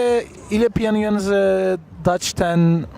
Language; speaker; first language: Polish; non-native, learner; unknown